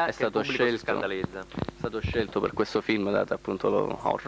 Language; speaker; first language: Italian; native; Italian